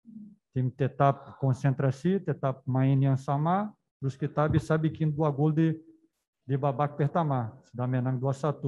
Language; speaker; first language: Indonesian; non-native, fluent; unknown